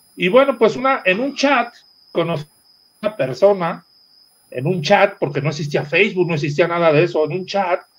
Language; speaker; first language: Spanish; native; Spanish